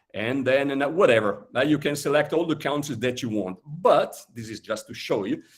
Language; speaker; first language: English; non-native, fluent; Italian